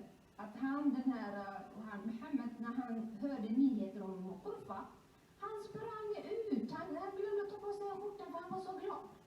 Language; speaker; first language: Swedish; non-native, fluent; Somali